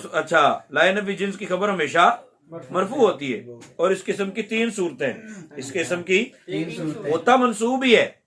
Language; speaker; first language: Urdu; non-native, local second language; Punjabi